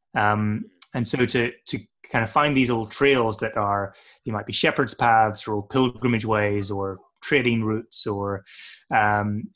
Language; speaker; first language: English; native; English